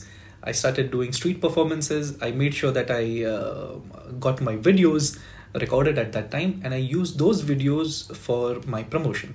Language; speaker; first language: English; non-native, local second language; Marathi